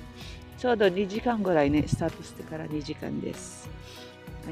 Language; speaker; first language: Japanese; non-native, learner; Filipino